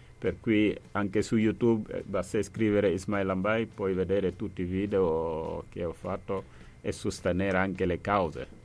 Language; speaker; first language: Italian; non-native, fluent; Wolof